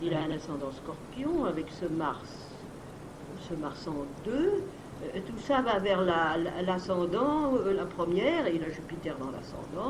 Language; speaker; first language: French; native; French